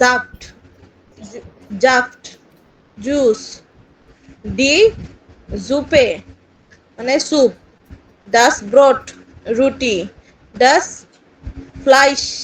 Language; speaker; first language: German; non-native, learner; Bangla